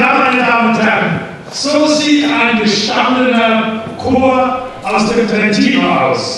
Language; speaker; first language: German; native; German